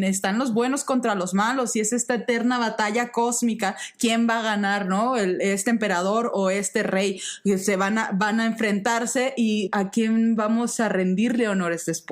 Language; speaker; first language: Spanish; native; Spanish